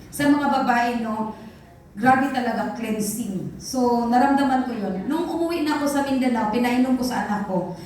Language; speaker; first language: Filipino; non-native, local second language; Cebuano